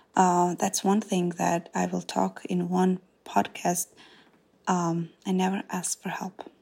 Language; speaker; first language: English; non-native, fluent; Macedonian